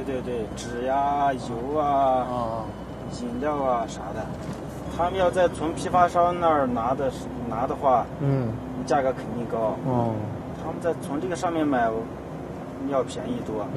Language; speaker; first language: Chinese; native; Chinese